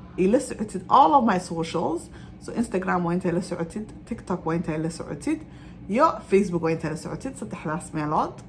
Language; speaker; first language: Somali; early bilingual, heritage; Somali